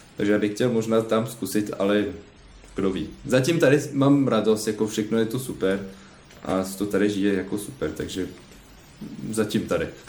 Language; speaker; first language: Czech; non-native, learner; French